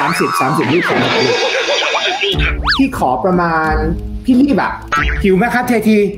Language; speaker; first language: Thai; native; Thai